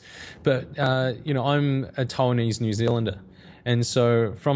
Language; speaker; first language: English; native; English